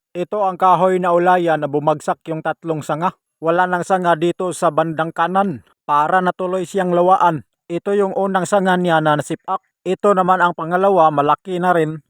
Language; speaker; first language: Filipino; non-native, local second language; Cebuano